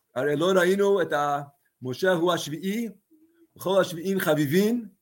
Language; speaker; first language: Hebrew; non-native, fluent; English